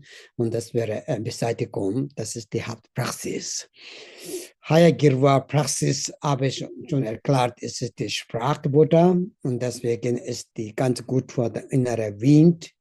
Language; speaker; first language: German; non-native, learner; Tibetan